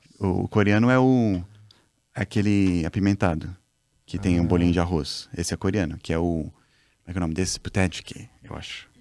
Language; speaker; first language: Portuguese; native; Portuguese